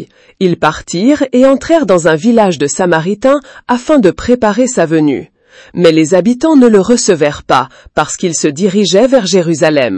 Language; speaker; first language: French; native; French